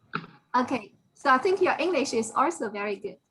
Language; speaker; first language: English; non-native, fluent; Chinese